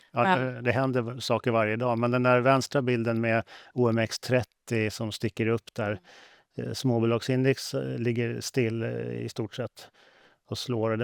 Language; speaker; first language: Swedish; native; Swedish